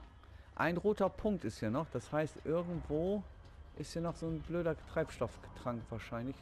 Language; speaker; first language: German; native; German